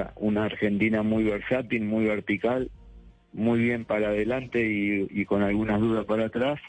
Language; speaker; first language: Spanish; native; Spanish